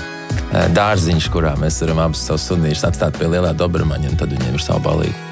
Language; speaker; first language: Latvian; native; Latvian